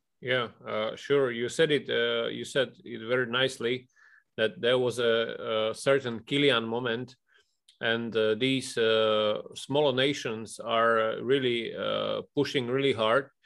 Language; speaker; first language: English; non-native, fluent; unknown